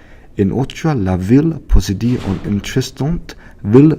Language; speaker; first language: French; non-native, learner; English